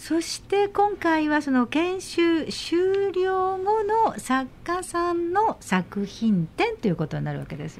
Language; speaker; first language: Japanese; native; Japanese